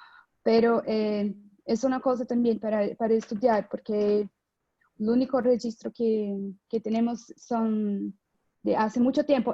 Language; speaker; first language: Spanish; non-native, fluent; Portuguese